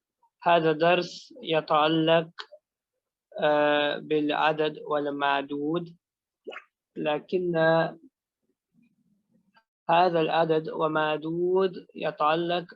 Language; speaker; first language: Arabic; non-native, fluent; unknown